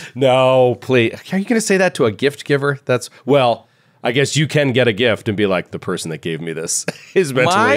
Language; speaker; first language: English; native; English